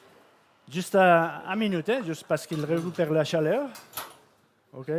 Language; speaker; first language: French; non-native, fluent; Catalan